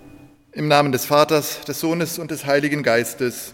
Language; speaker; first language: German; native; German